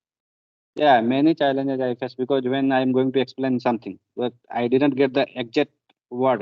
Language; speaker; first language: English; non-native, learner; Hindi